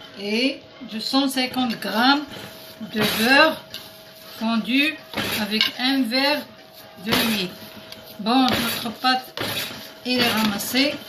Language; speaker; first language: French; non-native, local second language; Arabic